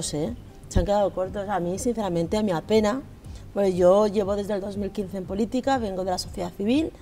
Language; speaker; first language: Spanish; native; Spanish